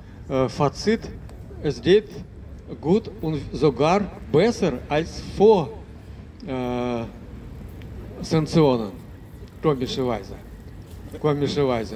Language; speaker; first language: German; non-native, fluent; Russian